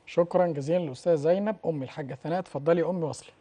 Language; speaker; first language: Arabic; native; Arabic